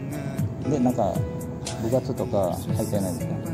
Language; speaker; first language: Japanese; non-native, fluent; Indonesian